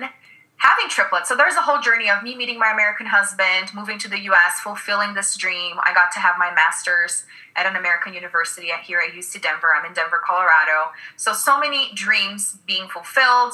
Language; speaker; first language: English; non-native, fluent; Portuguese